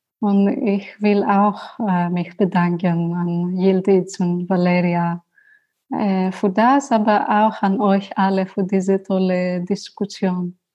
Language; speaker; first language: German; non-native, learner; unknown